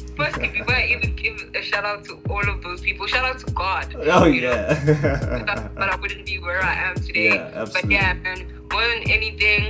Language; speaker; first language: English; non-native, local second language; Zulu